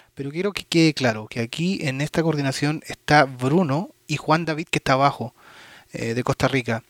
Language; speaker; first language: Spanish; native; Spanish